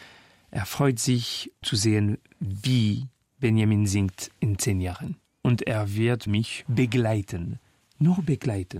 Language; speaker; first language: German; non-native, fluent; French